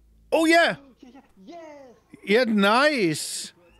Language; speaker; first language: English; non-native, fluent; German